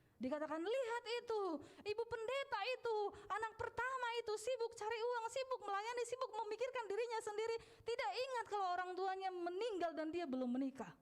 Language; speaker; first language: Indonesian; non-native, local second language; Batak Toba